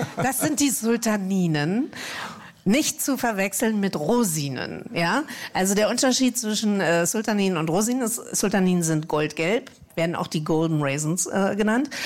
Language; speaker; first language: German; native; German